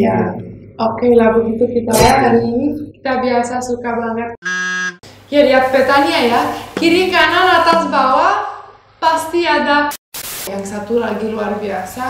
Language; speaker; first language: Indonesian; non-native, fluent; Romanian